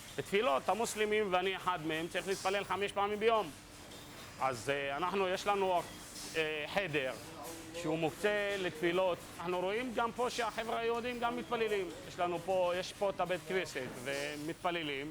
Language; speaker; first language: Hebrew; non-native, local second language; Arabic